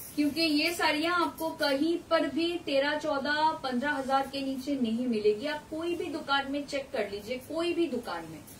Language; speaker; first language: Hindi; non-native, local second language; Bangla